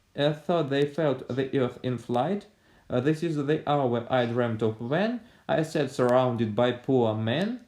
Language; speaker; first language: English; non-native, fluent; Russian